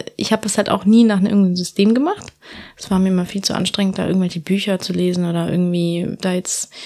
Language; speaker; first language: German; early bilingual, heritage; Spanish